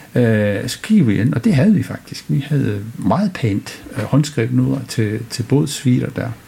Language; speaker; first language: Danish; non-native, fluent; English